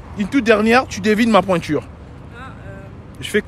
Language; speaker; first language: French; native; French